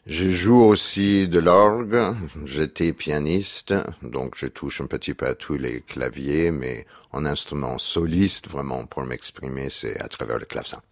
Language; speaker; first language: French; non-native, fluent; English